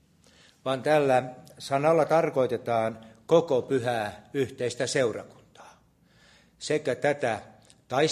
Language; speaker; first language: Finnish; native; Finnish